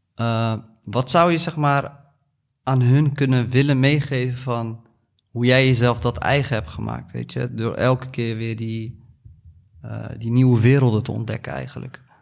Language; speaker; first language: Dutch; early bilingual, other home language; Arabic